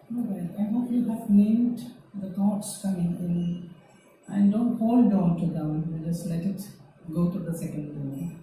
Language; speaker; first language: English; non-native, local second language; Malayalam